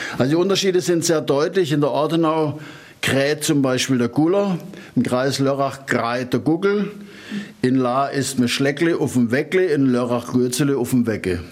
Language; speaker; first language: German; native; German